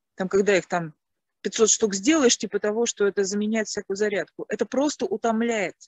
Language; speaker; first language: Russian; native; Russian